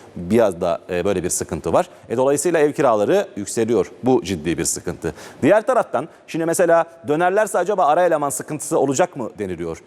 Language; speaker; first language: Turkish; native; Turkish